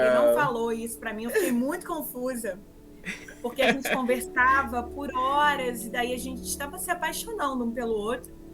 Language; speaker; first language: Portuguese; native; Portuguese